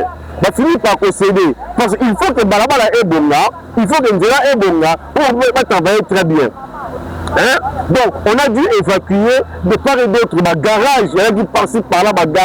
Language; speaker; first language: French; non-native, local second language; Lingala